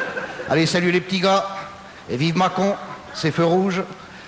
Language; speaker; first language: French; native; French